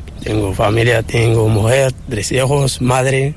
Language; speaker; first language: Spanish; non-native, learner; Arabic